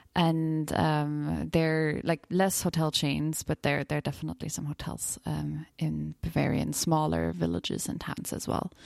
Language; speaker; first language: English; non-native, fluent; German